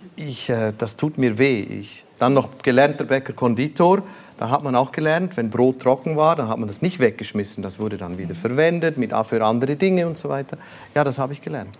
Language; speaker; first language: German; native; German